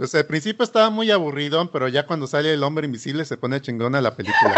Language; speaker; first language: Spanish; native; Spanish